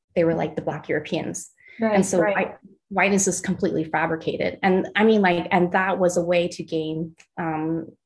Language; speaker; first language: English; early bilingual, other home language; Chinese